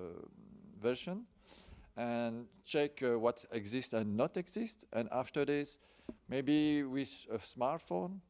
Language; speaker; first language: English; non-native, learner; French